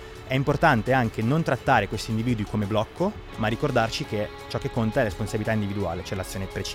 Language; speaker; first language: Italian; native; Italian